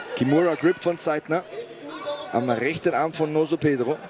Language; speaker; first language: German; native; German